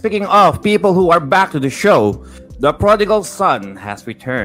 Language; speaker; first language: English; non-native, local second language; Filipino